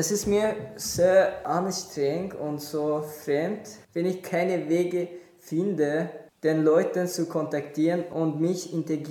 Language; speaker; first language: German; non-native, learner; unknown